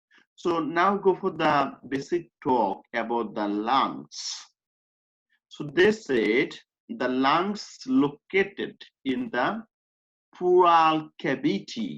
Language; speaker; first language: English; non-native, fluent; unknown